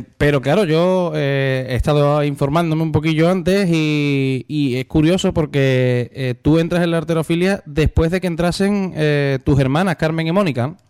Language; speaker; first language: Spanish; native; Spanish